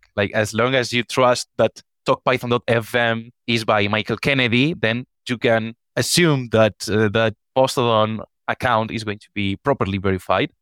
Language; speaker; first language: English; non-native, fluent; Spanish